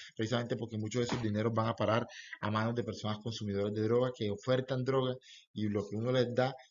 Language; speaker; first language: Spanish; native; Spanish